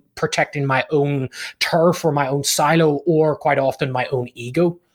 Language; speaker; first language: English; native; English